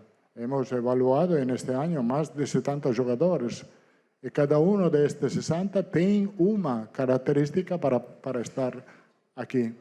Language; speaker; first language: Portuguese; non-native, fluent; Italian